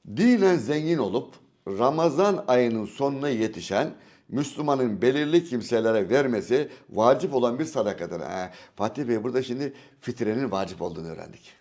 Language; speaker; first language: Turkish; native; Turkish